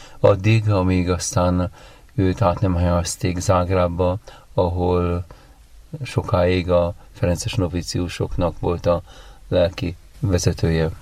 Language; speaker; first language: Hungarian; native; Hungarian